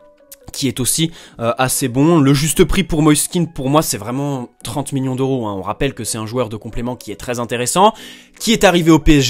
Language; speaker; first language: French; native; French